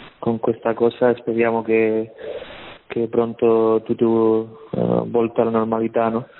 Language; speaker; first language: Italian; non-native, learner; Spanish